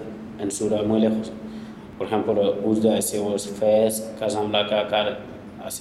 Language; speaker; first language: Spanish; non-native, learner; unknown